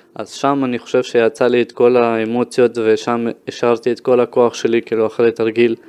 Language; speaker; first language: Hebrew; early bilingual, other home language; Ukrainian